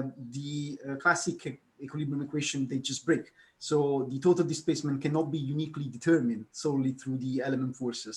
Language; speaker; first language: English; non-native, fluent; Italian